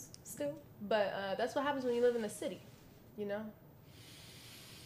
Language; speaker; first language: English; native; English